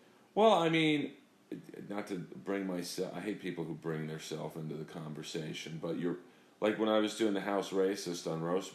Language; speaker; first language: English; native; English